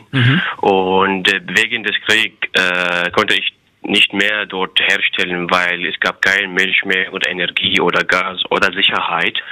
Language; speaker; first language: German; non-native, fluent; Arabic